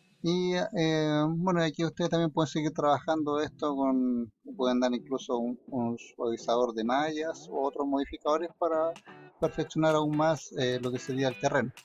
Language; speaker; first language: Spanish; native; Spanish